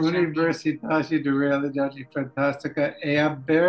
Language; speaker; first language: Portuguese; non-native, learner; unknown